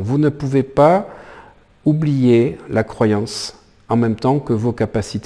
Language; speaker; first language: French; native; French